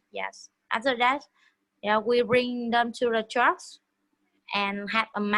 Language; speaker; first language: English; non-native, learner; Vietnamese